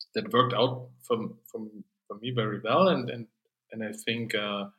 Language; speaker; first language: English; non-native, fluent; German